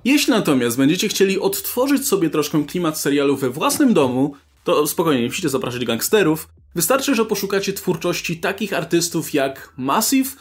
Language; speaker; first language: Polish; native; Polish